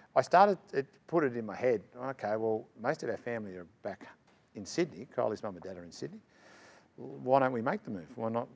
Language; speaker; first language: English; native; English